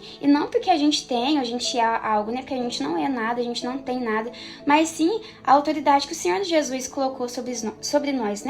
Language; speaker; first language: Portuguese; native; Portuguese